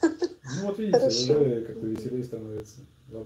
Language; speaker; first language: Russian; native; Russian